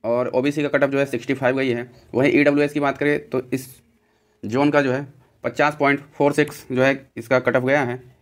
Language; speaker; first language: Hindi; native; Hindi